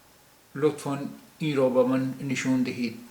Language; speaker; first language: Persian; non-native, fluent; Urdu